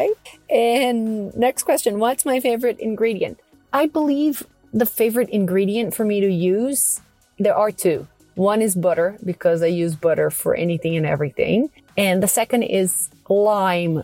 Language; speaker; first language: English; non-native, fluent; Portuguese